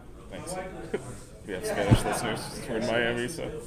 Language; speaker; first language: English; native; English